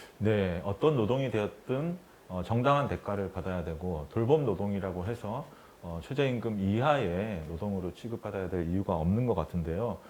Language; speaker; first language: Korean; native; Korean